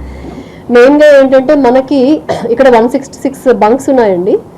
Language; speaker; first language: Telugu; native; Telugu